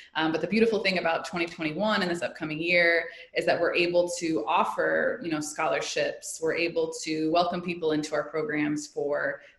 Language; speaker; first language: English; native; English